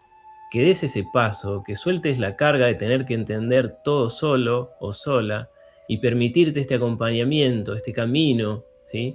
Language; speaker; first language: Spanish; native; Spanish